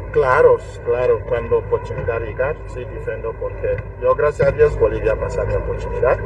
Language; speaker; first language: Spanish; non-native, learner; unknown